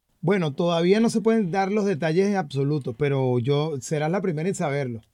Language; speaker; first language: Spanish; native; Spanish